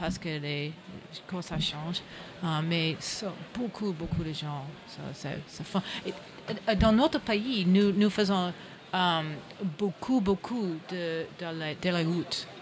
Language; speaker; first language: French; non-native, learner; English